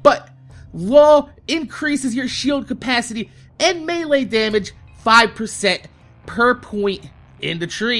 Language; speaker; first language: English; native; English